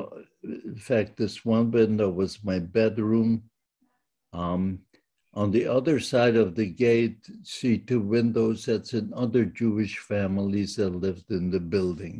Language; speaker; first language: English; non-native, fluent; Yiddish